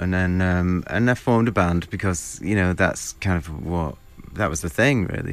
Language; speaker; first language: English; native; English